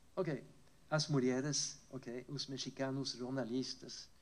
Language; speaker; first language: Portuguese; non-native, fluent; French